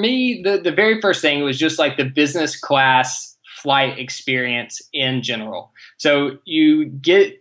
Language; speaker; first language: English; native; English